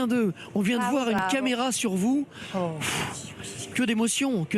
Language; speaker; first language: French; native; French